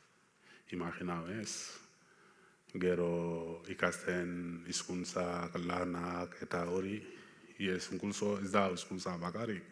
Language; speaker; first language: Basque; non-native, learner; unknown